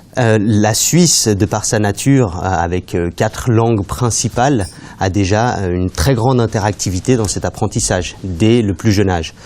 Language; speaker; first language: French; native; French